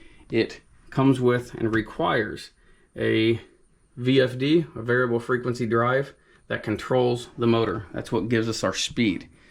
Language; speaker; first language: English; native; English